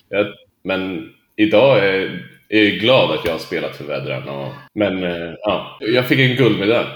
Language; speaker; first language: Swedish; native; Swedish